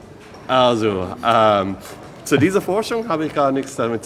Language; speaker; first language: German; non-native, fluent; English